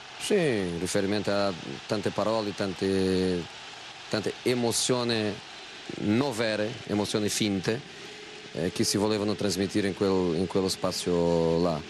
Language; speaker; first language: Italian; non-native, fluent; Portuguese